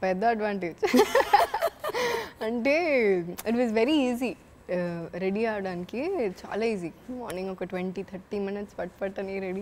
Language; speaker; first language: Telugu; non-native, fluent; Malayalam